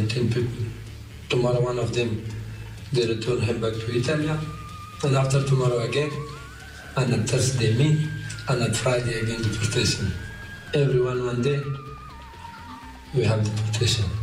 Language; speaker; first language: English; non-native, learner; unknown